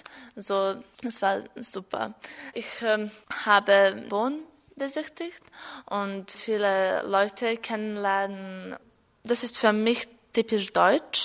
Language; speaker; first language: German; non-native, learner; Serbian